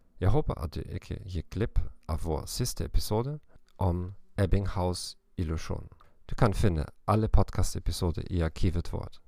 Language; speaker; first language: Norwegian; non-native, learner; German